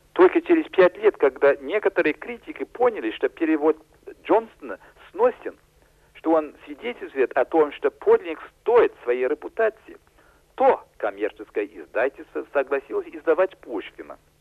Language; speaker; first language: Russian; non-native, fluent; English